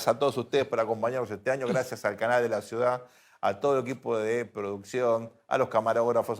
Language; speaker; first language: Spanish; native; Spanish